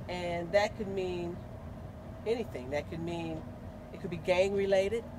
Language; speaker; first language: English; native; English